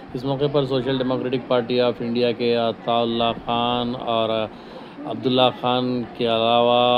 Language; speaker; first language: Urdu; native; Urdu